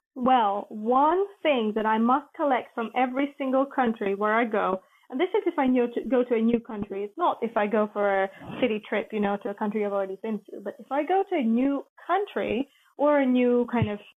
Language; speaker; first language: English; non-native, fluent; Latvian